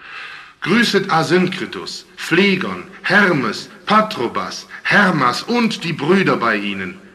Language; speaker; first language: German; native; German